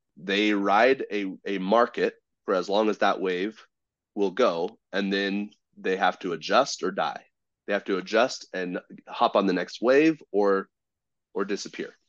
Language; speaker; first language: English; native; English